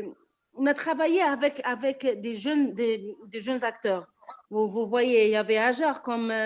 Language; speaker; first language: French; non-native, local second language; Arabic